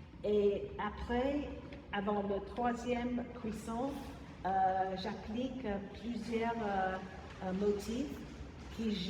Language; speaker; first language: French; non-native, fluent; English